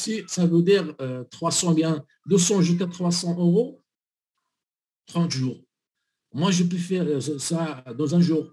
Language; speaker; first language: French; non-native, learner; Arabic